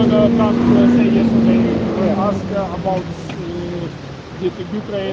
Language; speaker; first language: English; non-native, learner; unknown